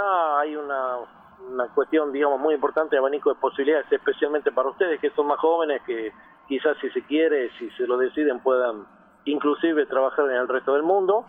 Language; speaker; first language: Spanish; native; Spanish